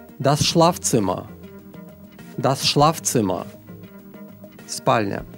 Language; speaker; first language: German; non-native, fluent; Russian